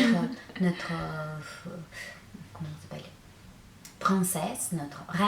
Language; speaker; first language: French; non-native, fluent; Russian